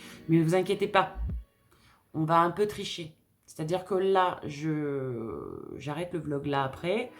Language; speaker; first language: French; native; French